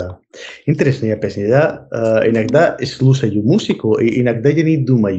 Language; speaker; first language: Russian; non-native, learner; Spanish